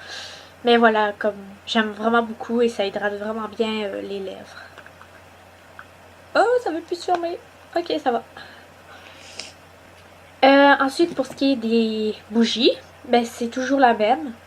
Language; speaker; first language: French; native; French